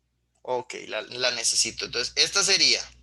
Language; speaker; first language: Spanish; native; Spanish